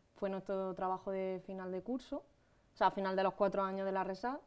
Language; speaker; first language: Spanish; native; Spanish